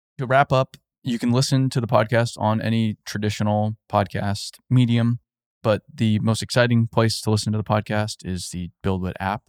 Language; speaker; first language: English; native; English